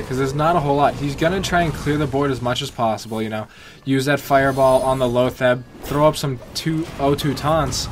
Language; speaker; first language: English; native; English